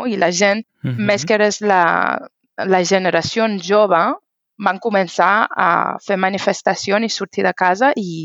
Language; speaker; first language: Catalan; non-native, fluent; Persian